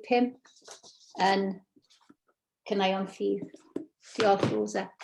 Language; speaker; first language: Welsh; non-native, local second language; English